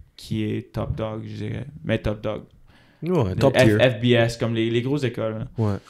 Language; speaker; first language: French; native; French